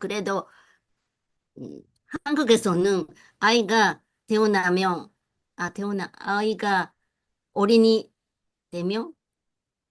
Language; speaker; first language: Korean; non-native, learner; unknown